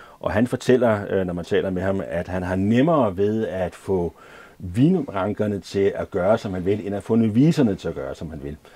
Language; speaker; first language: Danish; native; Danish